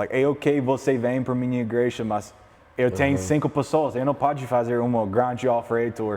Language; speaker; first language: Portuguese; non-native, learner; English